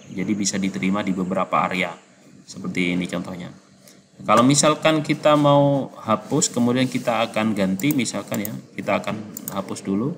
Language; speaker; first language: Indonesian; native; Indonesian